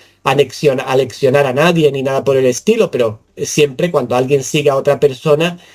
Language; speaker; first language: Spanish; native; Spanish